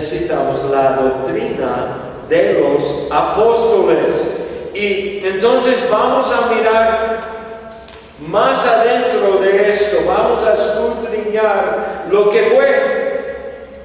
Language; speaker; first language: Spanish; non-native, fluent; English